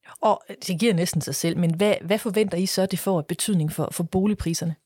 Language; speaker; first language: Danish; native; Danish